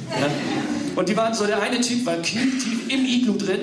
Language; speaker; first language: German; early bilingual, other home language; English